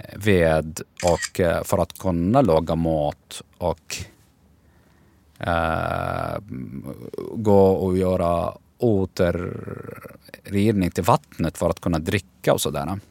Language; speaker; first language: Swedish; non-native, learner; Arabic